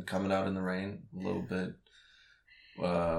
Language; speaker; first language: English; non-native, fluent; Russian